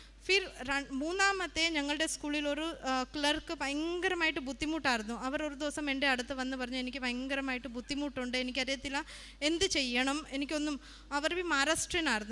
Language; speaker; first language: Malayalam; early bilingual, heritage; Malayalam